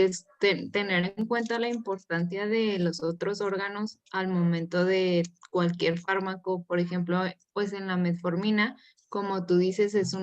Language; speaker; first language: Spanish; native; Spanish